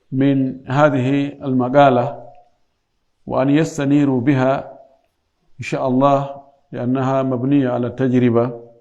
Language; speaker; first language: Arabic; non-native, fluent; Fula